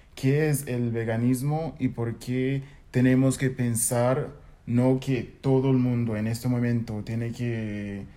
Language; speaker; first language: Spanish; non-native, fluent; English